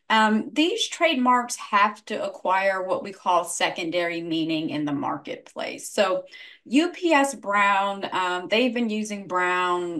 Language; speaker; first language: English; native; English